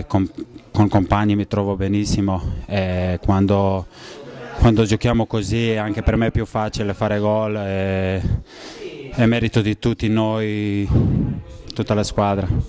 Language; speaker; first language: Italian; non-native, fluent; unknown